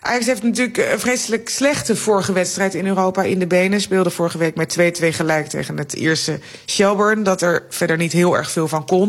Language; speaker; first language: Dutch; native; Dutch